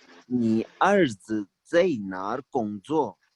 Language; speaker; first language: Chinese; non-native, fluent; Urdu